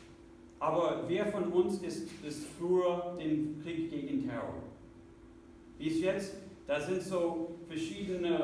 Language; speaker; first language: German; non-native, fluent; English